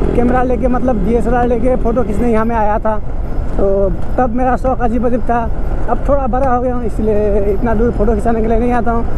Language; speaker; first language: Hindi; non-native, local second language; Assamese